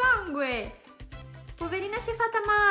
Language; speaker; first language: Italian; native; Italian